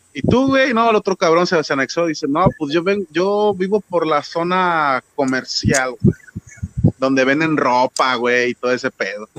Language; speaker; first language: Spanish; native; Spanish